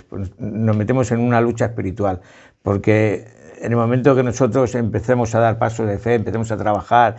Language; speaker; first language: Spanish; native; Spanish